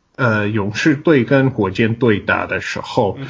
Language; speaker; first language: Chinese; non-native, fluent; English